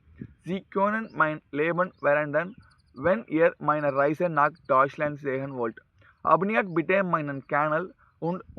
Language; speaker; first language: German; non-native, learner; Tamil